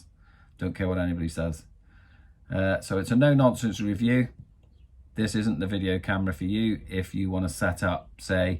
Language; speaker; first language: English; native; English